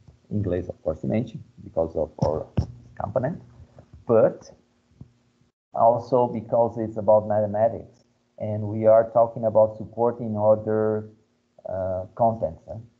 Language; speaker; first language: English; non-native, fluent; Portuguese